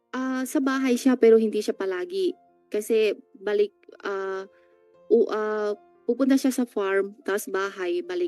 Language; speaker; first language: Filipino; non-native, learner; Chinese